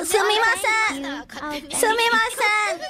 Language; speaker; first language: Japanese; non-native, learner; Indonesian